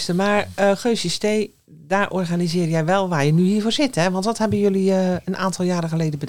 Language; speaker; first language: Dutch; native; Dutch